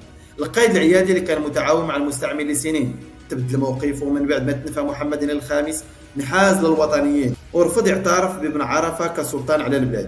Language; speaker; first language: Arabic; native; Arabic